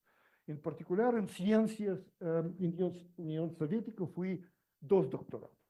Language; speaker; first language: Spanish; non-native, learner; Russian